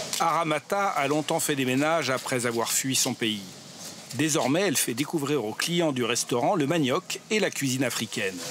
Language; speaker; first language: French; native; French